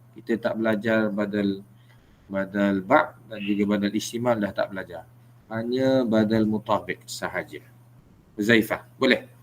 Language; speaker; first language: Malay; native; Malay